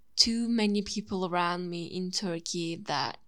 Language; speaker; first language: English; non-native, fluent; Turkish